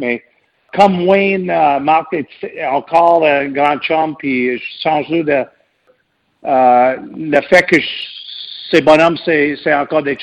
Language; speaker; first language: French; non-native, local second language; English